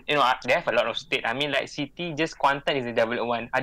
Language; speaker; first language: English; non-native, local second language; Malay